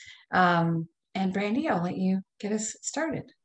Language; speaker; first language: English; native; English